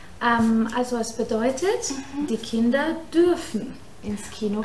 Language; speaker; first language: German; non-native, fluent; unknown